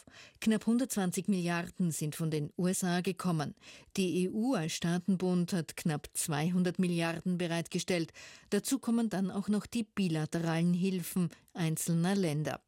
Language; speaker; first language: German; native; German